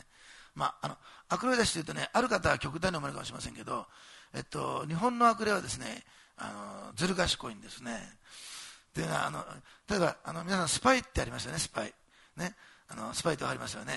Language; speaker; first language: Japanese; native; Japanese